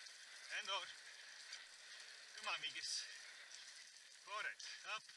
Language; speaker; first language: Dutch; native; Dutch